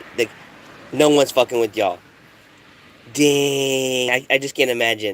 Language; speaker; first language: English; native; English